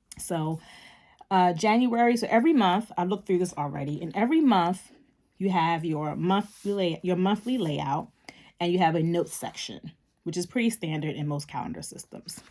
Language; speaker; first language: English; native; English